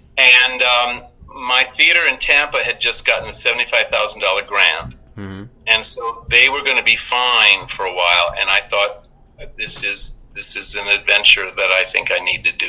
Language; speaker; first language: English; native; English